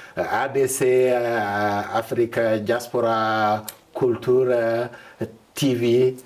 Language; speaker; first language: German; non-native, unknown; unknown